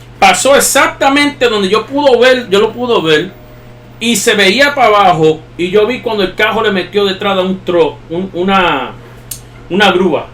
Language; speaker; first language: Spanish; early bilingual, heritage; Spanish